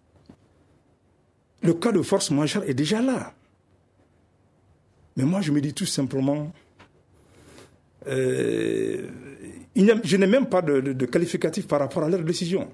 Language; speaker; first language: French; non-native, local second language; Bambara